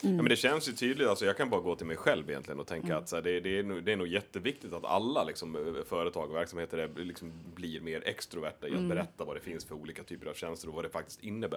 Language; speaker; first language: Swedish; native; Swedish